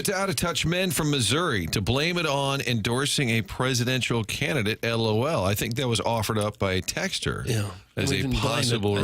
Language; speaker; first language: English; native; English